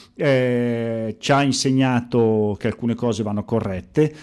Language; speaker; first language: Italian; native; Italian